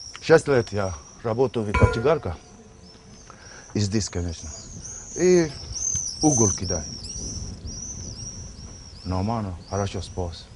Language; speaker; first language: Russian; non-native, learner; Arabic